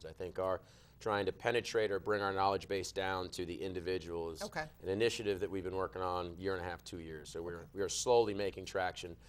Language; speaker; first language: English; native; English